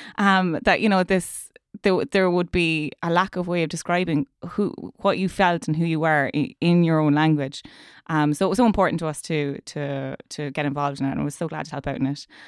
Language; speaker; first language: English; native; English